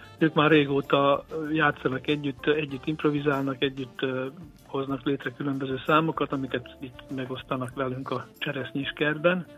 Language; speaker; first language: Hungarian; native; Hungarian